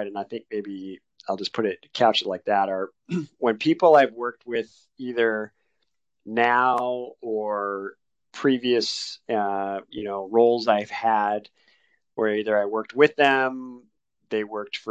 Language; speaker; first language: English; native; English